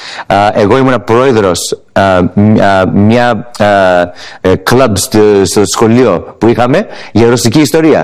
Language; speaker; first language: Greek; early bilingual, heritage; English